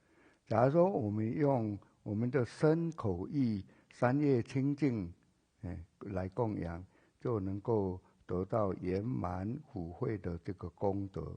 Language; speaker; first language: Chinese; native; Chinese